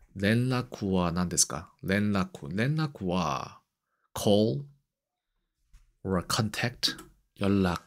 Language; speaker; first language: Japanese; non-native, learner; Korean